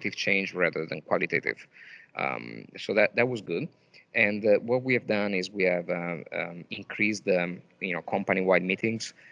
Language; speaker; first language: English; non-native, fluent; Italian